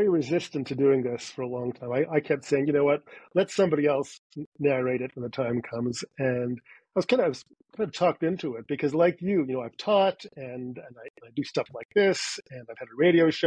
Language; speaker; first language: English; native; English